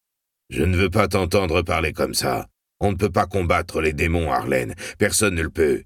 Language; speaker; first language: French; native; French